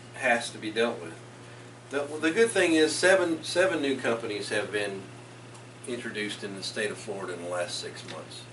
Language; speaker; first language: English; native; English